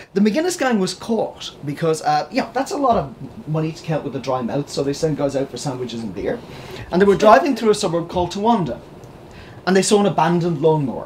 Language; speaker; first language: English; native; English